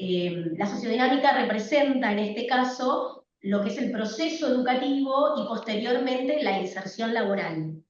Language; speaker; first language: Spanish; native; Spanish